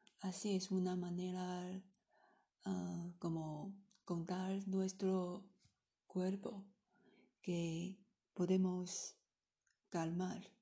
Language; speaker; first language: Spanish; non-native, learner; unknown